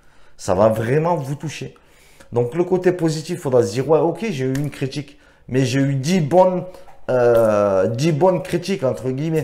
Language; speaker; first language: French; native; French